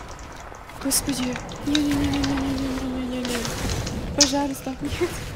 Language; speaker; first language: Russian; non-native, learner; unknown